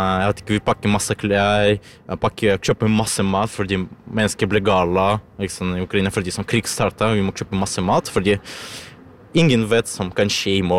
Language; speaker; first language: Norwegian; non-native, learner; Ukrainian